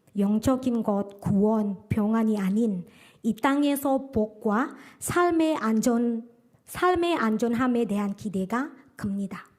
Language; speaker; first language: Korean; non-native, fluent; Indonesian